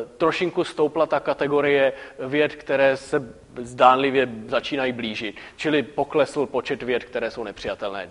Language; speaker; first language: Czech; native; Czech